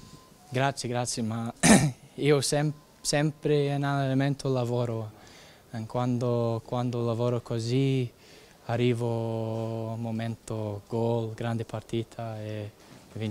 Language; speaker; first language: Italian; non-native, learner; English